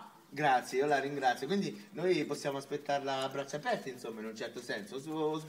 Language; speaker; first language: Italian; native; Italian